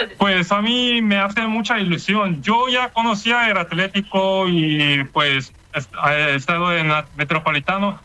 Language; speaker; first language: Spanish; non-native, fluent; Korean